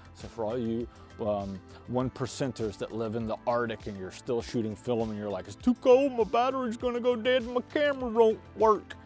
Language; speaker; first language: English; native; English